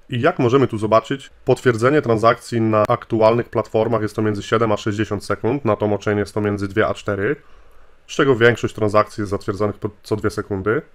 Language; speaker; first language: Polish; native; Polish